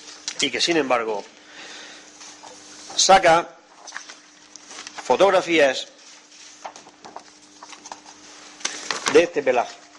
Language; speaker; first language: Spanish; native; Spanish